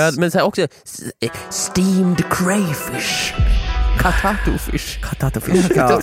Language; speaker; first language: Swedish; native; Swedish